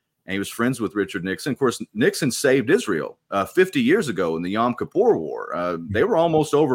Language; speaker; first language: English; native; English